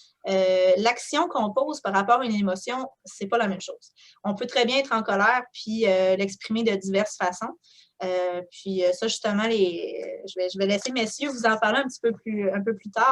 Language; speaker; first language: French; native; French